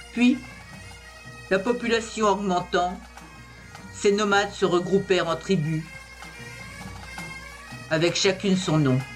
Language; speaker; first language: French; native; French